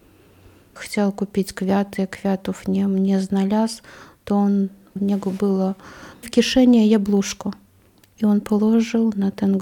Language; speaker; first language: Polish; non-native, learner; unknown